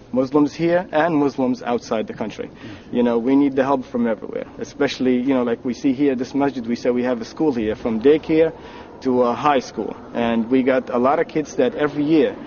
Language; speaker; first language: English; non-native, fluent; Arabic